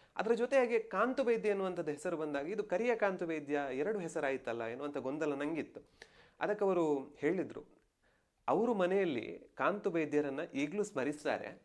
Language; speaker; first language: Kannada; non-native, local second language; Tulu